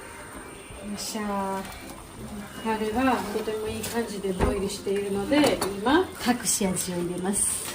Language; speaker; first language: Japanese; non-native, learner; Georgian